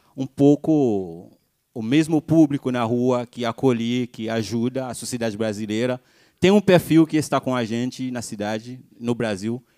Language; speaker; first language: Portuguese; non-native, fluent; Haitian Creole